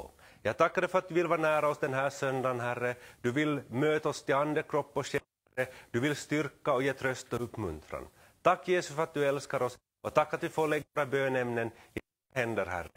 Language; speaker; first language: Swedish; native; Swedish